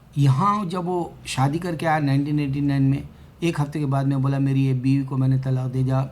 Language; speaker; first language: Urdu; native; Urdu